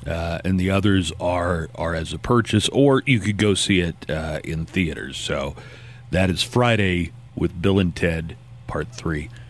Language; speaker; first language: English; native; English